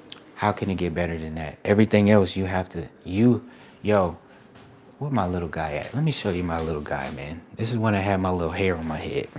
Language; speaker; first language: English; native; English